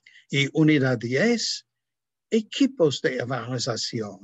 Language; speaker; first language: Spanish; non-native, fluent; English